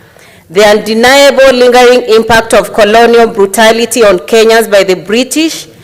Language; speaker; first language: English; non-native, local second language; Gusii